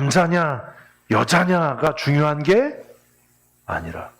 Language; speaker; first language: Korean; native; Korean